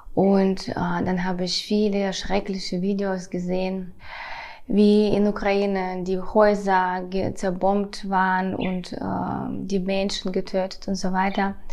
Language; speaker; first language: German; non-native, fluent; Russian